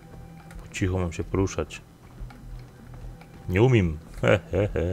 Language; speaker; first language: Polish; native; Polish